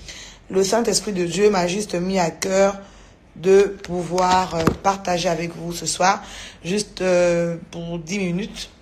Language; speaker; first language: French; non-native, local second language; Lingala